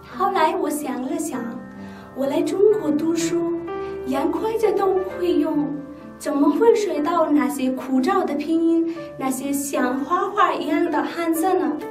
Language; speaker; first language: Chinese; non-native, fluent; Nepali